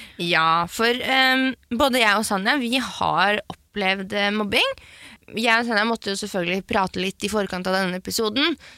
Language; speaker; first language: Norwegian; early bilingual, other home language; French